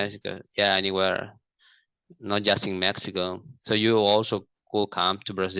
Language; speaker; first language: English; non-native, learner; Portuguese